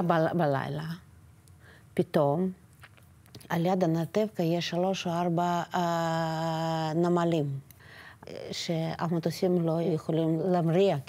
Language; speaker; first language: Hebrew; non-native, fluent; Russian